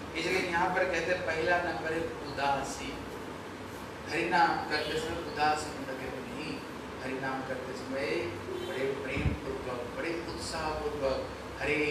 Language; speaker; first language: Hindi; non-native, local second language; Bangla